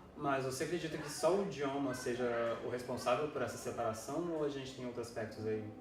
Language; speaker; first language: Portuguese; native; Portuguese